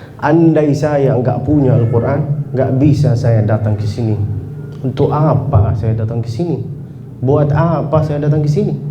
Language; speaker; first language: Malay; non-native, fluent; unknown